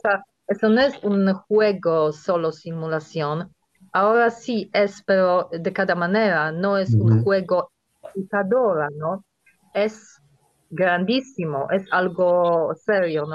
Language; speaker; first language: Spanish; non-native, fluent; Polish